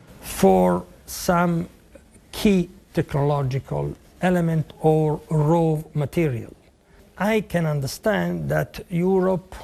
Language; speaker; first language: English; non-native, fluent; Italian